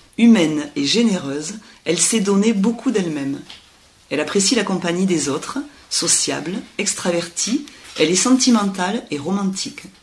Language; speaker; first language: French; native; French